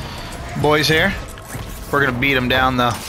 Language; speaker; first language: English; native; English